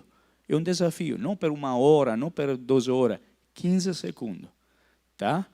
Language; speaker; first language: Portuguese; non-native, fluent; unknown